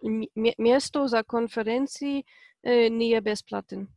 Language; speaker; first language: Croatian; non-native, learner; Polish